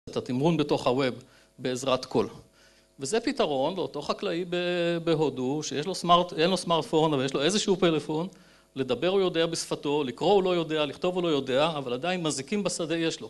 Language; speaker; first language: Hebrew; native; Hebrew